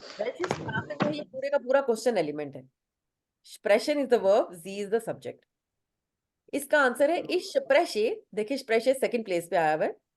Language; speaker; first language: Urdu; non-native, local second language; Punjabi